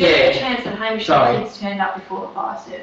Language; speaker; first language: English; native; English